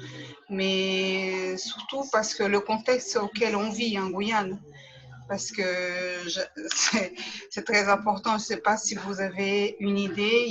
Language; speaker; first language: French; native; French